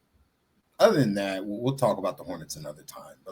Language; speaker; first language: English; native; English